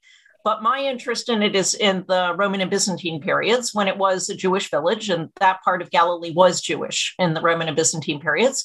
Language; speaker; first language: English; native; English